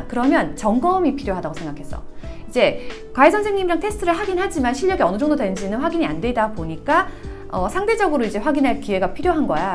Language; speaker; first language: Korean; native; Korean